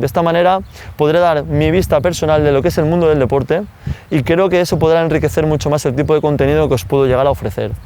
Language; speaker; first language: Spanish; native; Spanish